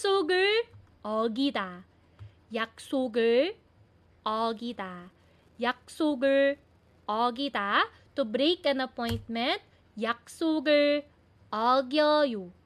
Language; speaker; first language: Korean; non-native, fluent; Filipino